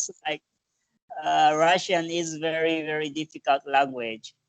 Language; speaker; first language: English; non-native, learner; Portuguese